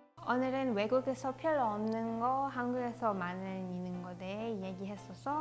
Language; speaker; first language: Korean; non-native, learner; Hebrew